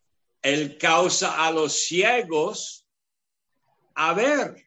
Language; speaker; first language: Spanish; non-native, fluent; English